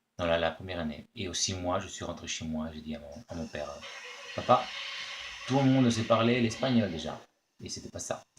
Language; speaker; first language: French; early bilingual, other home language; Spanish